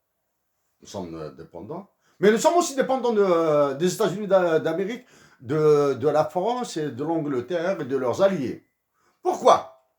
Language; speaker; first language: French; native; French